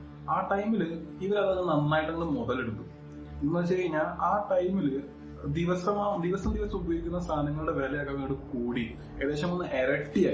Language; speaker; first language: Malayalam; native; Malayalam